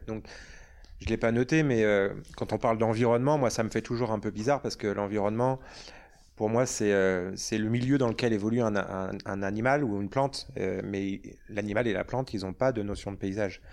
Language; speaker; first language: French; native; French